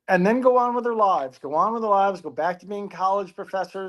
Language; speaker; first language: English; native; English